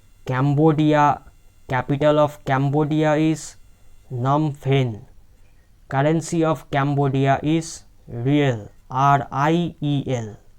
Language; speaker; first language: English; non-native, local second language; Bangla